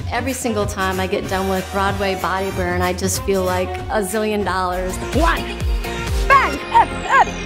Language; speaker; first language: English; native; English